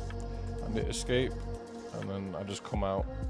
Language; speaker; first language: English; native; English